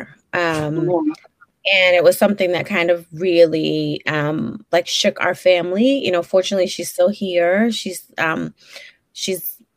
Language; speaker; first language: English; native; English